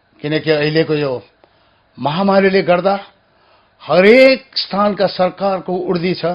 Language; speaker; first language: Nepali; native; Nepali